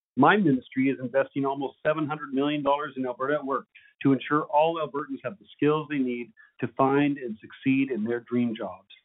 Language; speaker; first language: English; native; English